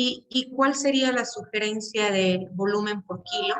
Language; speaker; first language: Spanish; native; Spanish